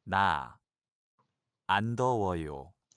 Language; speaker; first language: Korean; non-native, learner; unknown